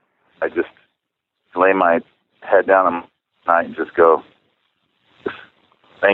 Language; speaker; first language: English; early bilingual, other home language; Czech